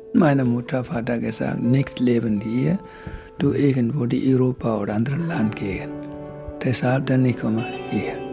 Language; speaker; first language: German; non-native, learner; Tamil